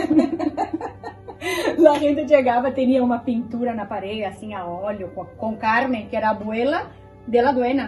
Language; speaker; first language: Spanish; non-native, fluent; Portuguese